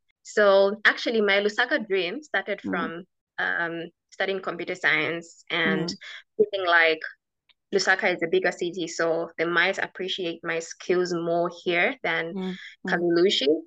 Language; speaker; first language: English; non-native, local second language; Bemba